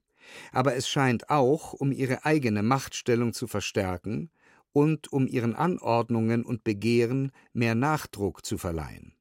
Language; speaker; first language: German; native; German